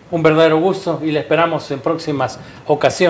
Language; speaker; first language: Spanish; native; Spanish